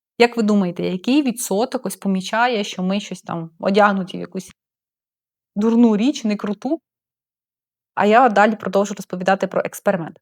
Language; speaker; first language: Ukrainian; non-native, local second language; Russian